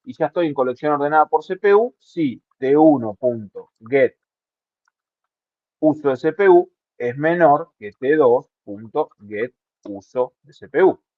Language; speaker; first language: Spanish; native; Spanish